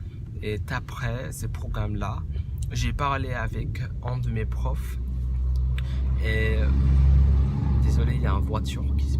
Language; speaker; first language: French; non-native, fluent; English